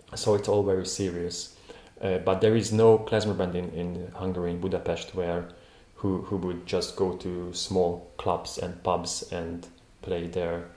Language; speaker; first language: English; non-native, fluent; Hungarian